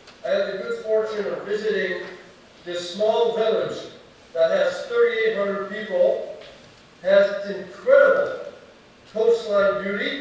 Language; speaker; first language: English; native; English